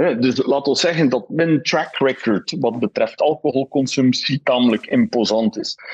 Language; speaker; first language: Dutch; native; Dutch